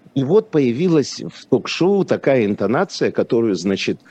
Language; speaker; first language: Russian; non-native, local second language; Polish